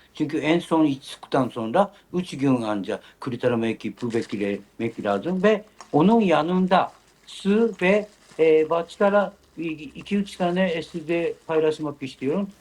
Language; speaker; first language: Turkish; non-native, learner; Japanese